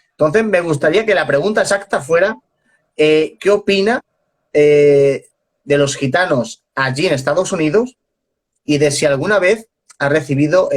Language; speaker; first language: Spanish; native; Spanish